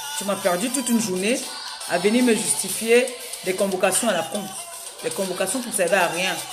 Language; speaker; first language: French; non-native, local second language; Basaa